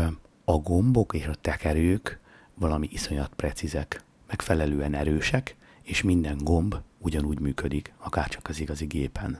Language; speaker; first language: Hungarian; native; Hungarian